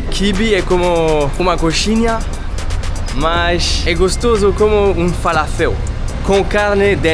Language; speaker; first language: Portuguese; non-native, learner; French